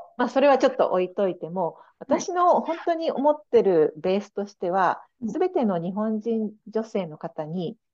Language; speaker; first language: Japanese; native; Japanese